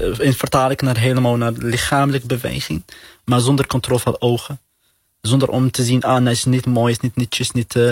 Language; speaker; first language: Dutch; non-native, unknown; Arabic